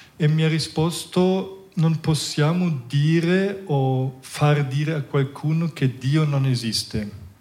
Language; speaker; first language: Italian; non-native, fluent; German